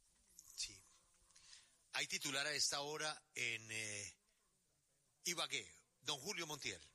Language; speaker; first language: Spanish; native; Spanish